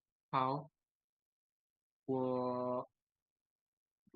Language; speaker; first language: Chinese; non-native, learner; Indonesian